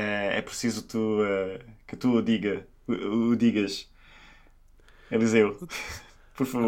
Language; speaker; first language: Portuguese; non-native, fluent; Italian